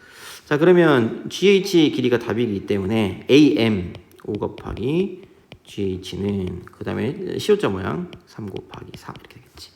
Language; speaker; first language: Korean; native; Korean